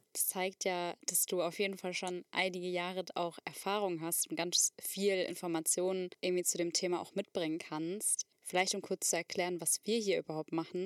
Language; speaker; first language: German; native; German